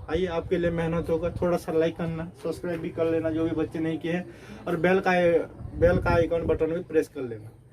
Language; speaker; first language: Hindi; native; Hindi